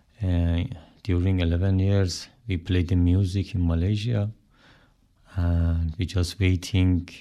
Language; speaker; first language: English; non-native, learner; Persian